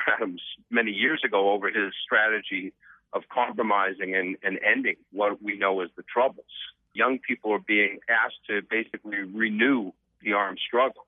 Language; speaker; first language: English; native; English